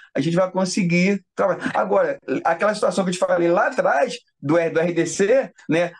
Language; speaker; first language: Portuguese; native; Portuguese